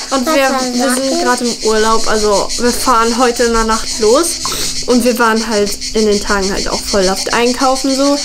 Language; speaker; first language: German; native; German